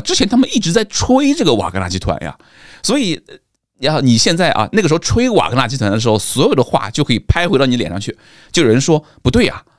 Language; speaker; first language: Chinese; native; Chinese